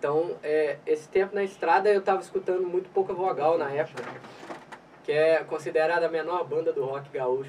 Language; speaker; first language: Portuguese; native; Portuguese